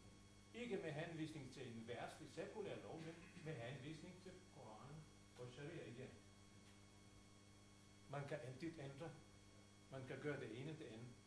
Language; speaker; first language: Danish; non-native, fluent; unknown